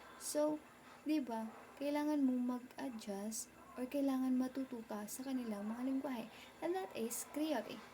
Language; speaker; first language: Filipino; non-native, local second language; Cebuano